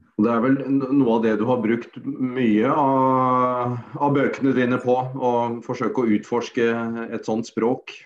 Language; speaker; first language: Norwegian; native; Norwegian